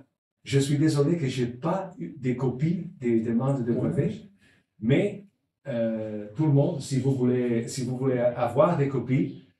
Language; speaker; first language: French; non-native, learner; Italian